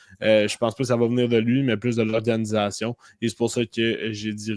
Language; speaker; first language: French; native; French